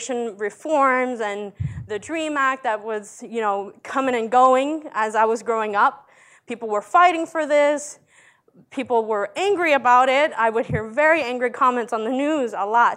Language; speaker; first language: English; early bilingual, other home language; Spanish